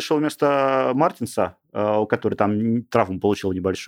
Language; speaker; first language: Russian; native; Russian